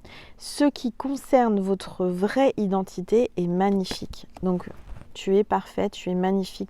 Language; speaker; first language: French; native; French